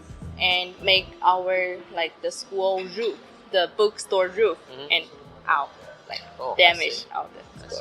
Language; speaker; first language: English; non-native, learner; Chinese